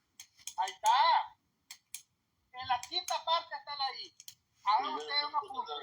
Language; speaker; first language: Spanish; native; Spanish